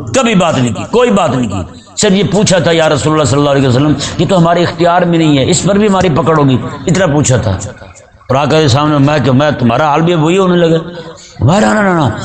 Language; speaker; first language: Urdu; non-native, local second language; Punjabi